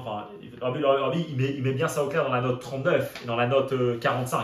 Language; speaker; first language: French; native; French